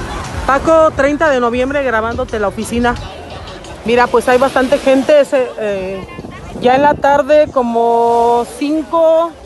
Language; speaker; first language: Spanish; native; Spanish